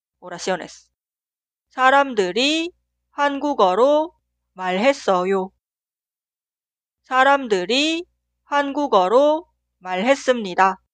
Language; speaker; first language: Korean; non-native, fluent; Spanish